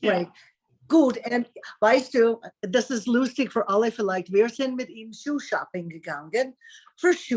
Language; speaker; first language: German; non-native, learner; English